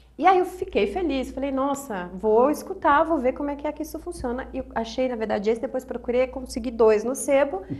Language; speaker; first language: Portuguese; native; Portuguese